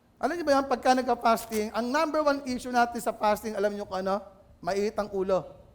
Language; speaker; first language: Filipino; native; Filipino